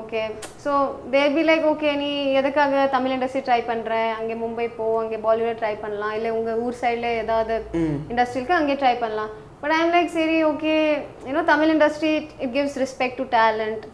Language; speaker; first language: Tamil; non-native, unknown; Hindi